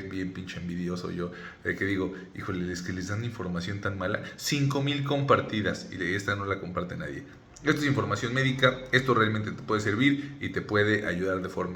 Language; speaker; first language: Spanish; native; Spanish